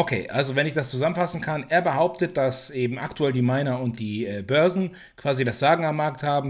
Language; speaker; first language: German; native; German